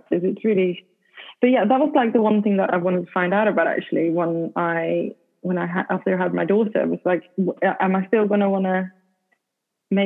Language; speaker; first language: English; non-native, fluent; Swedish